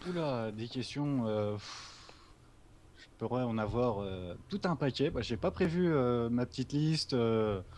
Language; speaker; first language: French; native; French